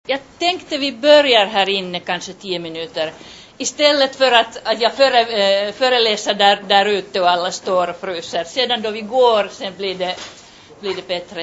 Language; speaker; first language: Swedish; non-native, local second language; Finnish